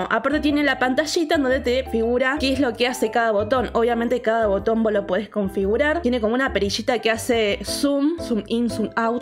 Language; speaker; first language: Spanish; native; Spanish